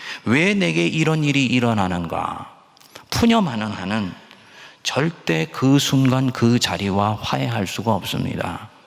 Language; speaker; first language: Korean; native; Korean